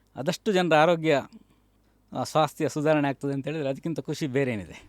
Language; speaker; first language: Kannada; native; Kannada